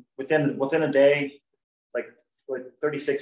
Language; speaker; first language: English; native; English